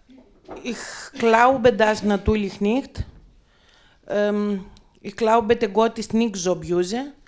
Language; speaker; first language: German; non-native, learner; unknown